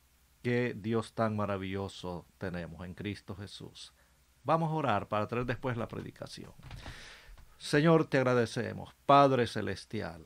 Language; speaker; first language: Spanish; native; Spanish